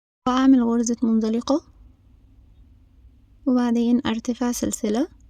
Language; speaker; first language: Arabic; native; Arabic